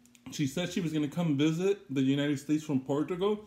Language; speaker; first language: English; native; English